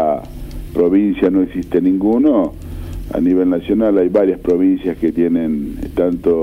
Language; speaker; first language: Spanish; native; Spanish